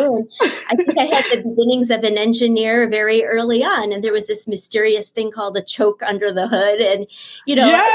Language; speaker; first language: English; early bilingual, other home language; Bangla